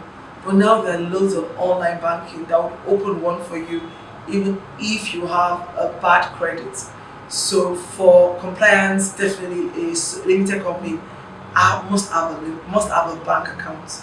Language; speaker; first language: English; non-native, local second language; Yoruba